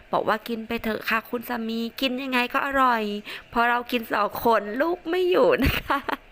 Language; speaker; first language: Thai; non-native, local second language; Northern Khmer